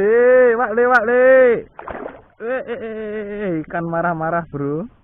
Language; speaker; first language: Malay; non-native, local second language; Javanese